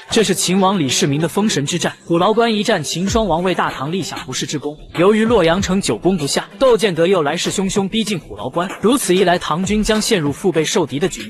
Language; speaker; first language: Chinese; native; Chinese